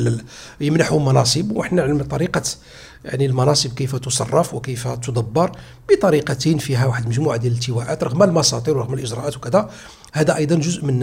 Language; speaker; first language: Arabic; native; Arabic